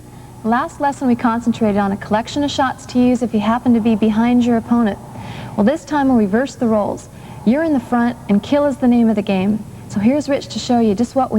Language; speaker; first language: English; native; English